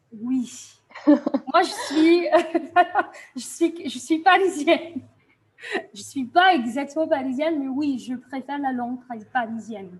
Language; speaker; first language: French; non-native, fluent; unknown